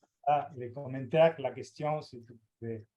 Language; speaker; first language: French; non-native, fluent; Portuguese